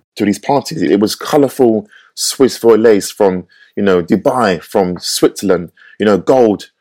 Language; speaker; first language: English; native; English